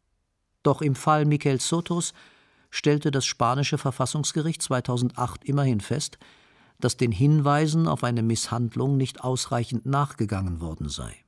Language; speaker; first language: German; native; German